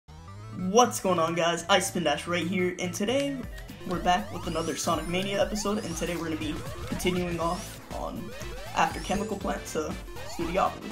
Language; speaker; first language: English; native; English